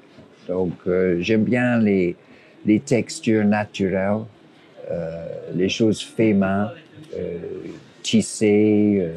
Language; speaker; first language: French; non-native, fluent; English